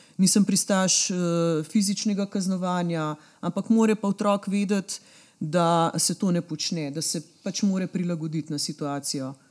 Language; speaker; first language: Slovenian; native; Slovenian